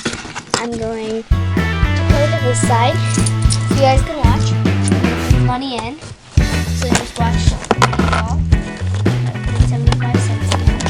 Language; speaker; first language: English; native; English